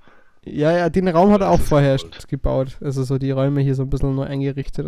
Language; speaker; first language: German; native; German